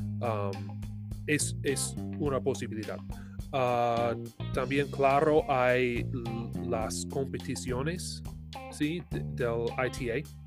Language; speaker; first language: Spanish; non-native, learner; English